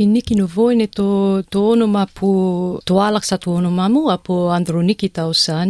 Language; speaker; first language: Greek; early bilingual, heritage; English